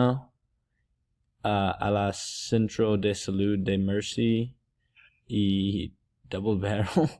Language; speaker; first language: Spanish; non-native, learner; English